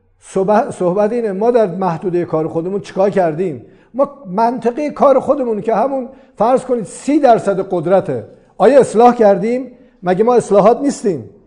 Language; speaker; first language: Persian; non-native, local second language; Azerbaijani